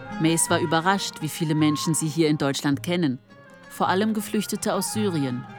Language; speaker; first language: German; native; German